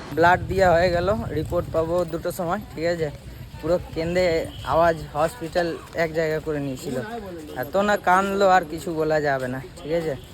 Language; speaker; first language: Bangla; non-native, learner; Hindi